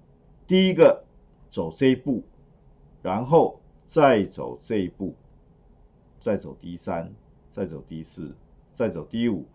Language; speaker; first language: Chinese; native; Chinese